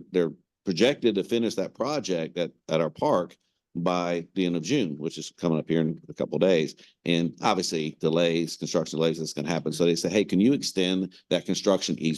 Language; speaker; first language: English; native; English